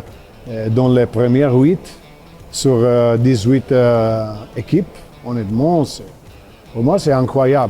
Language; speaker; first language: French; non-native, fluent; Italian